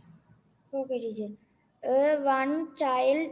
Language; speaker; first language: English; non-native, learner; Sinhala